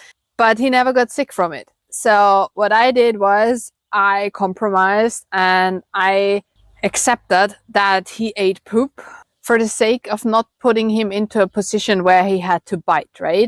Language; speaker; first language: English; non-native, fluent; German